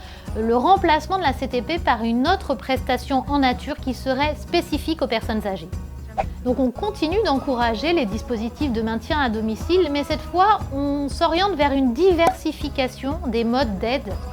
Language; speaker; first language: French; native; French